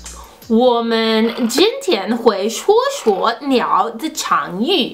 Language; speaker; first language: Chinese; non-native, learner; English